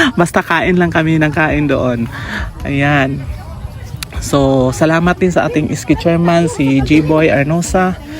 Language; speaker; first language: Filipino; non-native, local second language; Cebuano